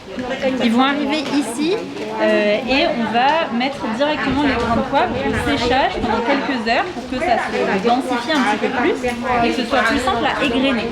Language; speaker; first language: French; native; French